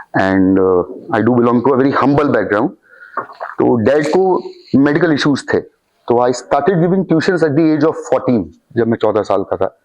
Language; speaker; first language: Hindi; native; Hindi